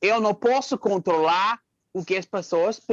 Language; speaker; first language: Portuguese; non-native, fluent; English